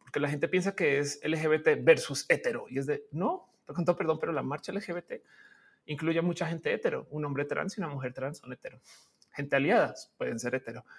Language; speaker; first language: Spanish; native; Spanish